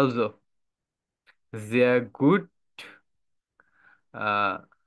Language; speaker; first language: German; non-native, learner; Bangla